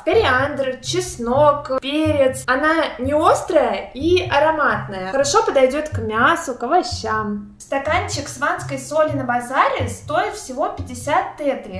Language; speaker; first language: Russian; native; Russian